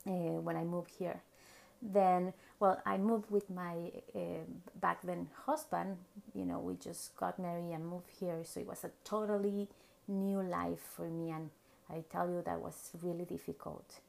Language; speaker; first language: English; non-native, fluent; Spanish